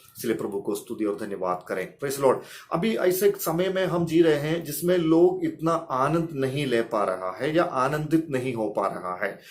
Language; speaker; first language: Hindi; non-native, local second language; Malayalam